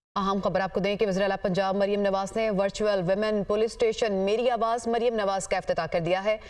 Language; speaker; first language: Urdu; native; Urdu